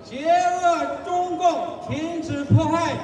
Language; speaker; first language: Chinese; native; Chinese